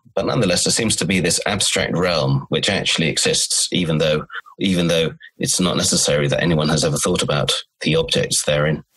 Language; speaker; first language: English; native; English